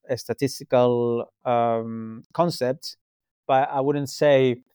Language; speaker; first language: English; non-native, fluent; Spanish